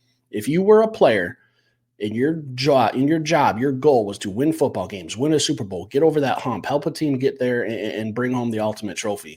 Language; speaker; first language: English; native; English